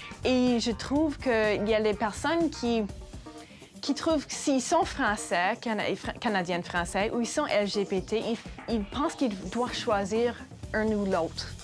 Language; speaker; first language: French; non-native, local second language; English